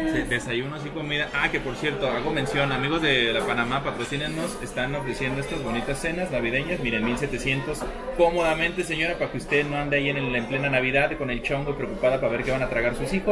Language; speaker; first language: Spanish; native; Spanish